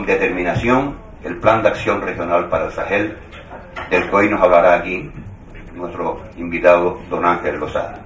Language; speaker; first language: Spanish; native; Spanish